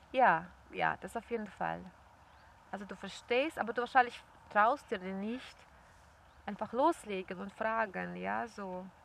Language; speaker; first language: German; non-native, fluent; Russian